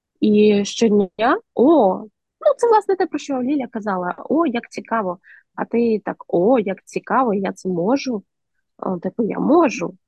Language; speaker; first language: Ukrainian; native; Ukrainian